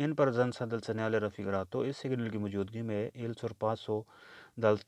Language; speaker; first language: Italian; non-native, learner; Urdu